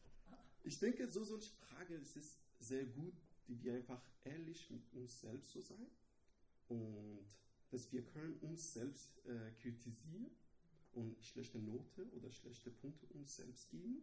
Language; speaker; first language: German; non-native, learner; Persian